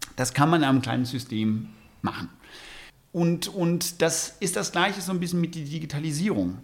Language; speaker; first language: German; non-native, fluent; Danish